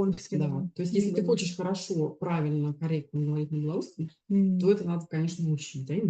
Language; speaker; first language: Russian; native; Russian